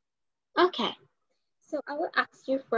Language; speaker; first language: English; non-native, learner; Vietnamese